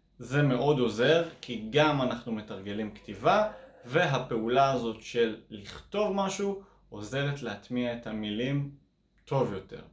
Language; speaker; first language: Hebrew; native; Hebrew